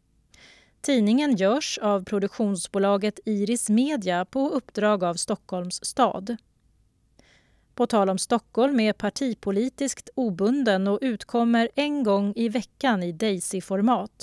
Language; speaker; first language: Swedish; native; Swedish